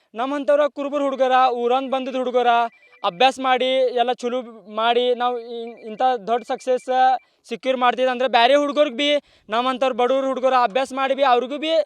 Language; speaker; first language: Kannada; non-native, local second language; Marathi